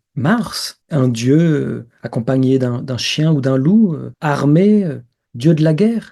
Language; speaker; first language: French; native; French